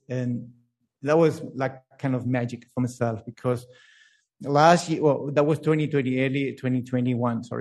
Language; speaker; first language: English; non-native, fluent; Spanish